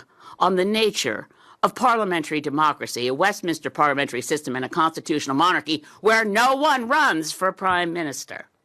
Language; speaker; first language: English; native; English